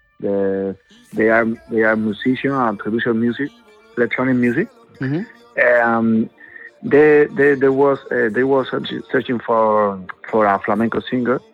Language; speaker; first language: English; non-native, learner; Spanish